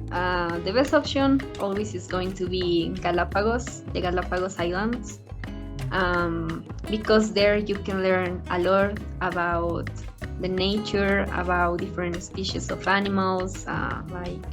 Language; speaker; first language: English; non-native, fluent; Spanish